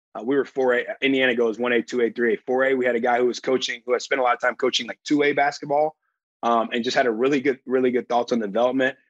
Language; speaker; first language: English; native; English